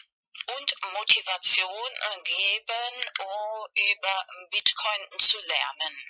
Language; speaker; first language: German; non-native, fluent; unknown